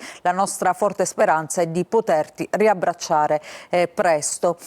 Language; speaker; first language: Italian; native; Italian